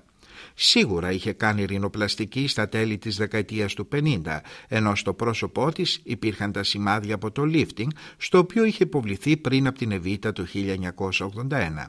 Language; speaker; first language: Greek; native; Greek